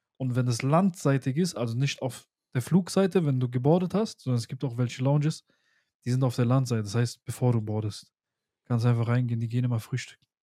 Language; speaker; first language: German; early bilingual, other home language; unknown